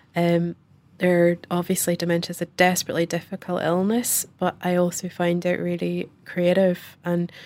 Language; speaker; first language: English; native; English